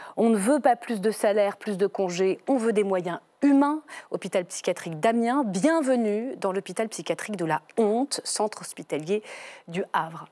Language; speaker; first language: French; native; French